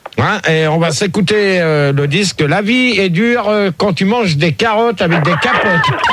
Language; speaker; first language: French; native; French